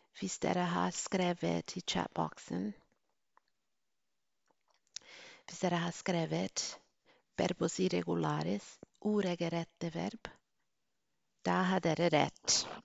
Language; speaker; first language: Norwegian; non-native, fluent; Spanish